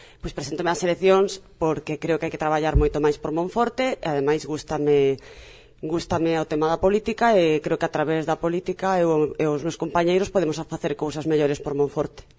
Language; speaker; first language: Galician; non-native, local second language; Spanish